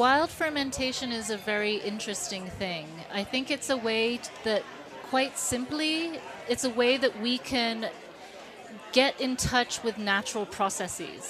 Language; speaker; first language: English; non-native, local second language; Cantonese